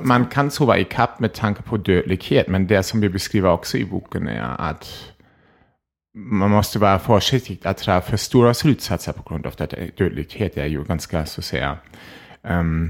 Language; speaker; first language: Swedish; non-native, fluent; German